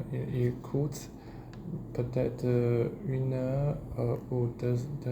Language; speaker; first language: French; non-native, learner; Chinese